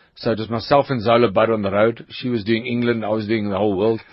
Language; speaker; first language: English; native; English